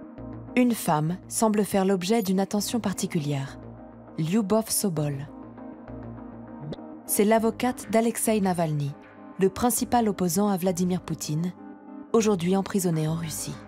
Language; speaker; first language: French; native; French